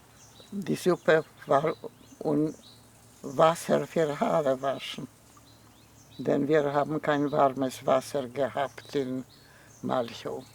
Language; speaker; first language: German; non-native, fluent; Polish